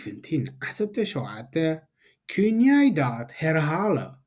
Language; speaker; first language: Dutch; non-native, fluent; Tigrinya